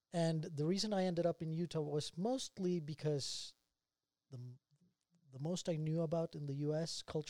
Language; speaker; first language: English; non-native, fluent; Spanish